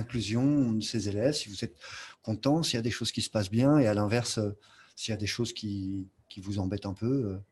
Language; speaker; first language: French; native; French